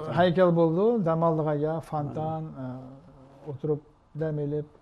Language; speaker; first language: Uzbek; non-native, local second language; Uyghur